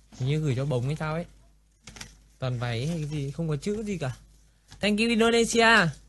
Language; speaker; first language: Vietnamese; native; Vietnamese